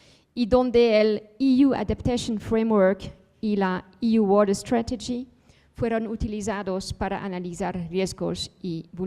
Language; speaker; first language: Spanish; non-native, fluent; Dutch